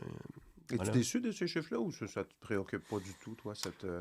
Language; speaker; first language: French; native; French